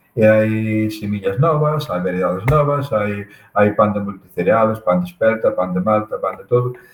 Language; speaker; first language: Galician; native; Galician